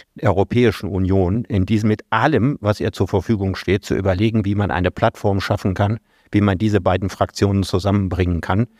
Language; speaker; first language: German; native; German